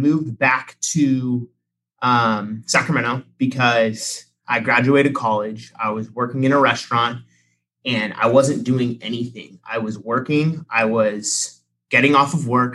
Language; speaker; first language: English; native; English